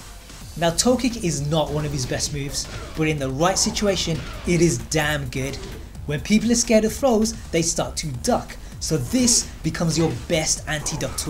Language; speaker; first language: English; native; English